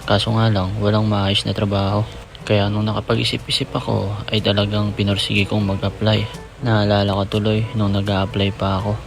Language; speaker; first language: Filipino; native; Filipino